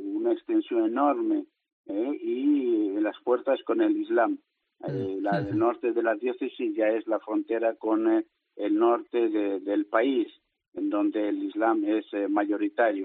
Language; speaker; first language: Spanish; native; Spanish